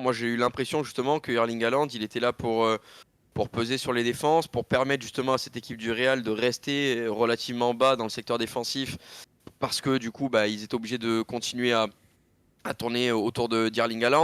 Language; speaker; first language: French; native; French